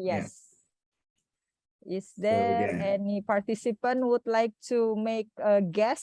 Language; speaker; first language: English; non-native, fluent; Indonesian